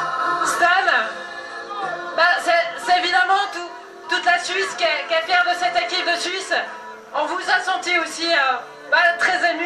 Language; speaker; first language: French; native; French